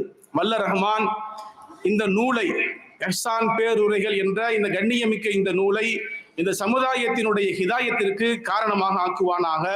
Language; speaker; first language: Tamil; native; Tamil